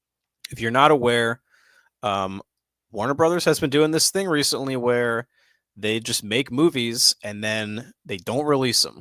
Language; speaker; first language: English; native; English